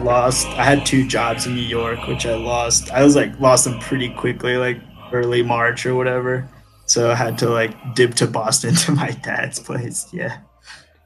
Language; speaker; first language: English; early bilingual, other home language; Spanish